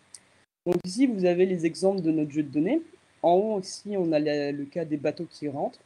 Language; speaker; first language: French; native; French